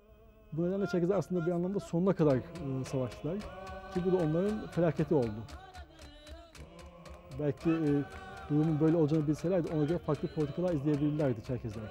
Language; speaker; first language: Turkish; native; Turkish